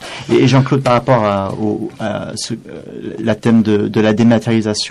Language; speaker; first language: French; non-native, fluent; English